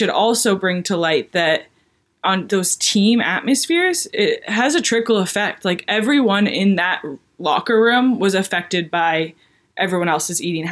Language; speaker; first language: English; native; English